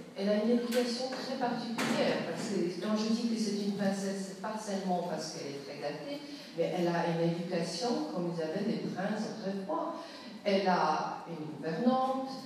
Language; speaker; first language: French; non-native, fluent; Polish